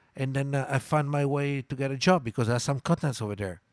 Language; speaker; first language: English; non-native, fluent; Italian